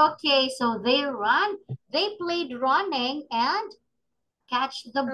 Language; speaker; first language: English; non-native, fluent; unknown